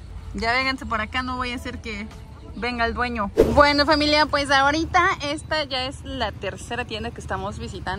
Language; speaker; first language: Spanish; native; Spanish